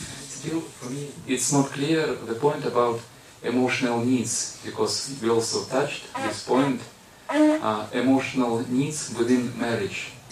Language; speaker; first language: English; non-native, fluent; Russian